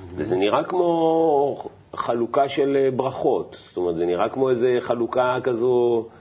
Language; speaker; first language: Hebrew; native; Hebrew